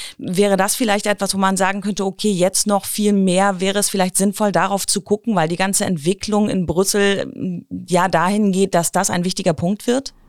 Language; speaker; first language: German; native; German